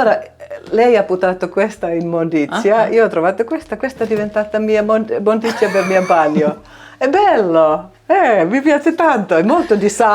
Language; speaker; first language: Italian; non-native, learner; Finnish